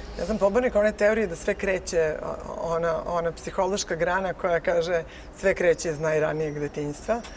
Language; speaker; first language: Serbian; native; Serbian